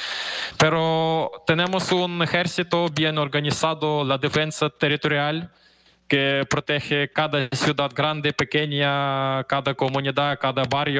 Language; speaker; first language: Spanish; non-native, fluent; Ukrainian